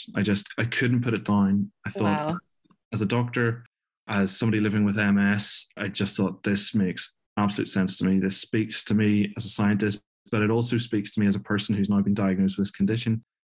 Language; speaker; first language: English; native; English